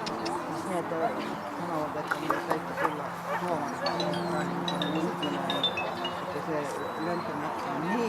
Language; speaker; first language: Finnish; non-native, fluent; Russian